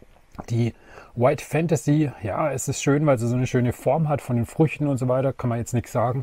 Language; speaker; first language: German; native; German